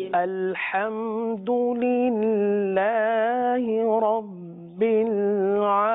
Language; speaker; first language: Urdu; native; Urdu